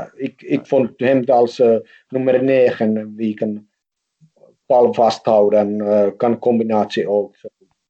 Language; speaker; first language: Dutch; non-native, fluent; Finnish